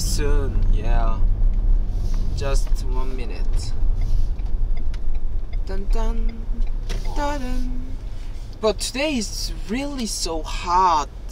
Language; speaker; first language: English; non-native, learner; Korean